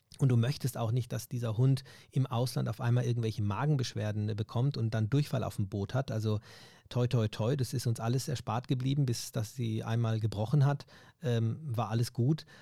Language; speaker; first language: German; native; German